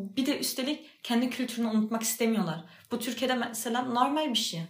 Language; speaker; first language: Turkish; early bilingual, heritage; Turkish